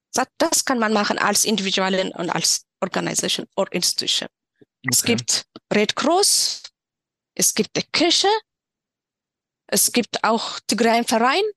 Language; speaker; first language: German; non-native, learner; Tigrinya